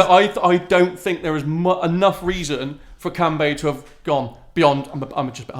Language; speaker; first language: English; native; English